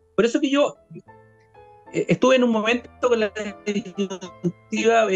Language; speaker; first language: Spanish; native; Spanish